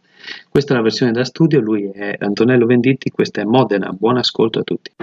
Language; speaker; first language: Italian; native; Italian